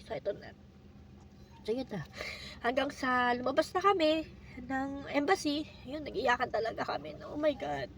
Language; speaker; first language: Filipino; native; Filipino